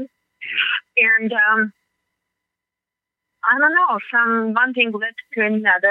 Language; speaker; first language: English; non-native, fluent; Russian